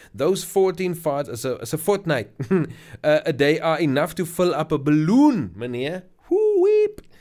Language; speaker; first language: English; non-native, local second language; Afrikaans